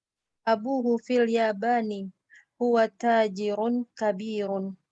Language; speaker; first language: Arabic; non-native, learner; Indonesian